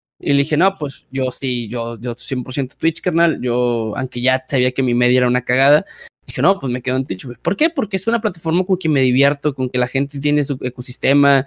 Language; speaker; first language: Spanish; native; Spanish